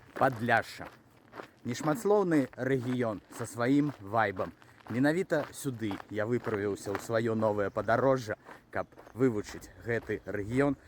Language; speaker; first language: Belarusian; native; Belarusian